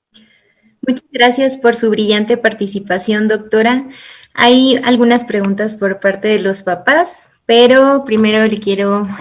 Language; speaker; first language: Spanish; native; Spanish